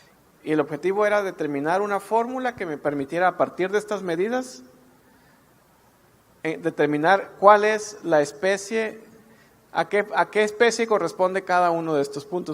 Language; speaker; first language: Spanish; native; Spanish